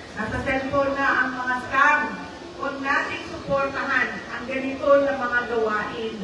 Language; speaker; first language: Filipino; non-native, local second language; Cebuano